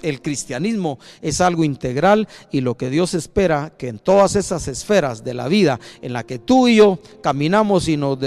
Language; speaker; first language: Spanish; native; Spanish